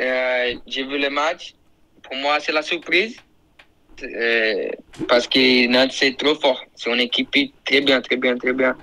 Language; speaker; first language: French; non-native, learner; Portuguese